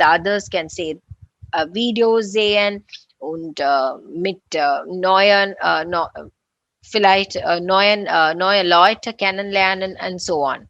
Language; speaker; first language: German; non-native, learner; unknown